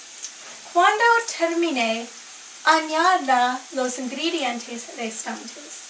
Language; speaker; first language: Spanish; non-native, learner; English